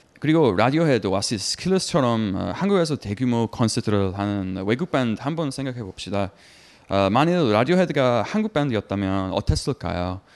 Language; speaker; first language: Korean; non-native, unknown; English